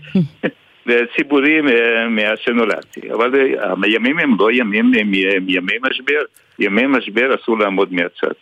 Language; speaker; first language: Hebrew; early bilingual, other home language; Hungarian